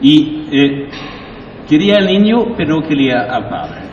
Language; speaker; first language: Spanish; non-native, learner; Swedish